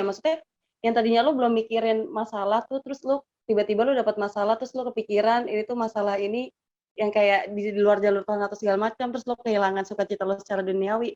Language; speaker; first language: Indonesian; native; Indonesian